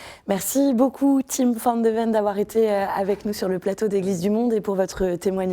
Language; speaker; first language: French; native; French